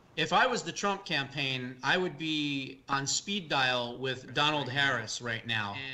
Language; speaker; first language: English; native; English